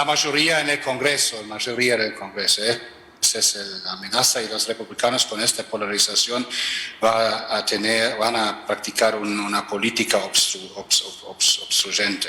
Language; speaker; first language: Spanish; non-native, fluent; German